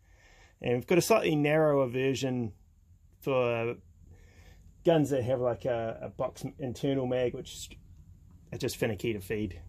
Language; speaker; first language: English; native; English